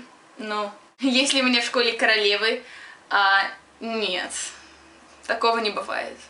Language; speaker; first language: Russian; early bilingual, other home language; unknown